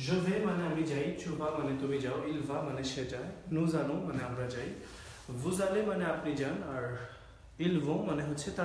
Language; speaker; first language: French; non-native, fluent; Bangla